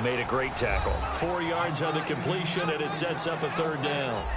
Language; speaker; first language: English; native; English